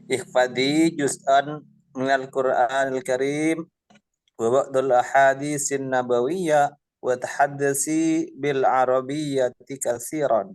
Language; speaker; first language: Arabic; non-native, learner; Indonesian